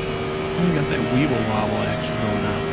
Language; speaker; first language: English; native; English